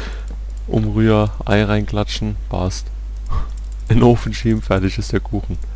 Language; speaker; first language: German; native; German